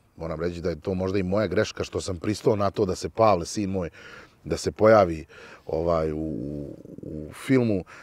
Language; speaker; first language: Serbian; native; Serbian